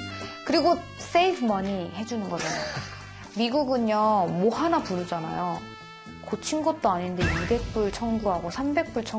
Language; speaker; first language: Korean; native; Korean